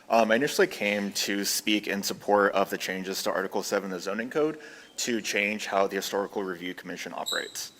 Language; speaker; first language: English; native; English